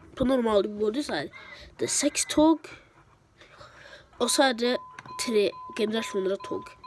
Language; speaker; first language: Norwegian; early bilingual, other home language; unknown